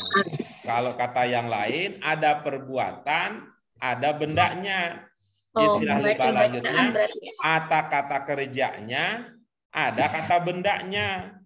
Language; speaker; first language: Indonesian; native; Indonesian